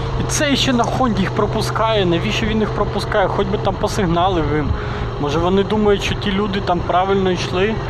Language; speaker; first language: Ukrainian; non-native, local second language; Russian